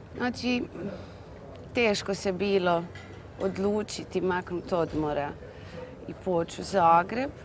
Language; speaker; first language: Croatian; native; Croatian